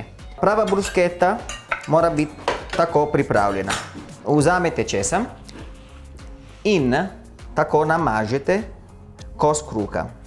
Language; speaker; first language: Slovenian; non-native, learner; Italian